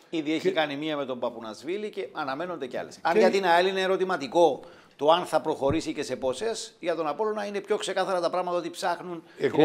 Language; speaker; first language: Greek; native; Greek